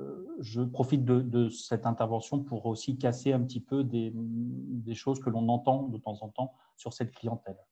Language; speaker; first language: French; native; French